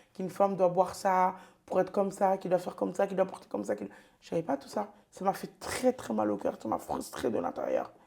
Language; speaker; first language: French; early bilingual, other home language; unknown